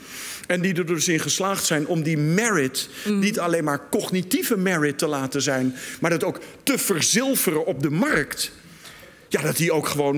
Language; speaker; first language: Dutch; native; Dutch